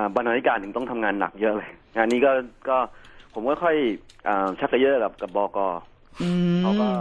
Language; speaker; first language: Thai; native; Thai